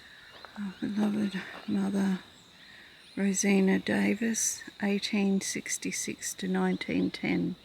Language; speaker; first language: English; native; English